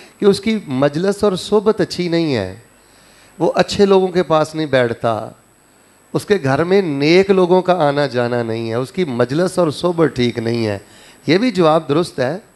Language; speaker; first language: Urdu; non-native, local second language; Punjabi